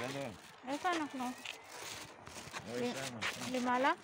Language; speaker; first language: Hebrew; non-native, learner; Filipino